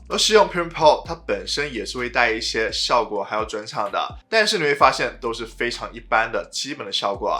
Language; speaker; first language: Chinese; native; Chinese